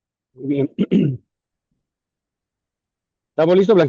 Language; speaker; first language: Spanish; native; Spanish